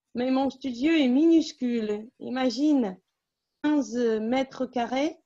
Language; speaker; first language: French; non-native, fluent; Russian